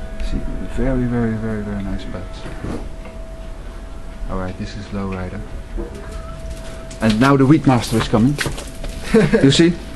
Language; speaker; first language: English; non-native, fluent; Dutch